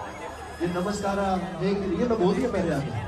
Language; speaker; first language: Hindi; non-native, local second language; Punjabi